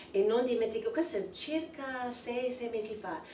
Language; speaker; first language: Italian; non-native, fluent; English